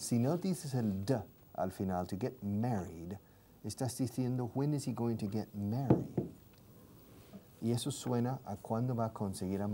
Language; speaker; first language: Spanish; non-native, fluent; English